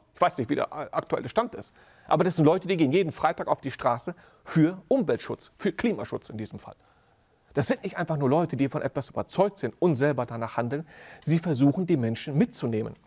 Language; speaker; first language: German; native; German